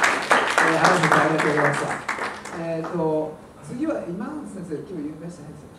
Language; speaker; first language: Japanese; native; Japanese